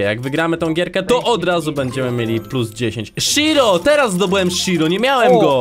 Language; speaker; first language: Polish; native; Polish